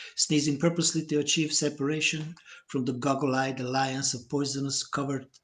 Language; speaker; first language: English; non-native, fluent; Hungarian